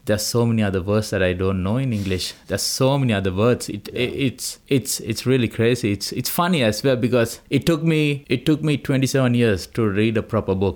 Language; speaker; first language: English; non-native, local second language; Sinhala